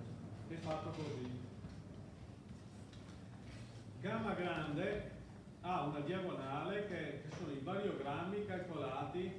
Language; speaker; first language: Italian; native; Italian